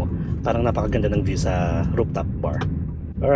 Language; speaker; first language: Filipino; native; Filipino